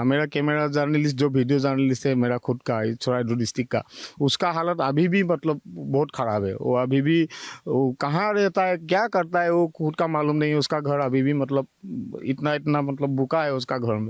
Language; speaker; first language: Hindi; non-native, local second language; Assamese